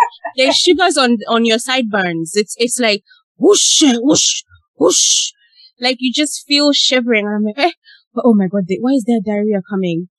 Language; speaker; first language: English; non-native, local second language; Ganda